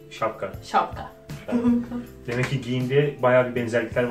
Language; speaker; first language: Turkish; native; Turkish